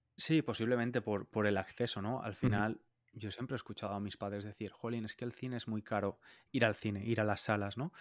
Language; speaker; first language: Spanish; native; Spanish